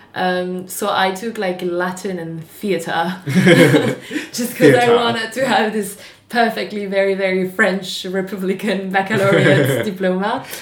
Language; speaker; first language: English; non-native, fluent; French